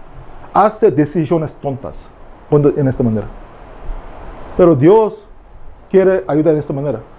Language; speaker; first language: Spanish; non-native, learner; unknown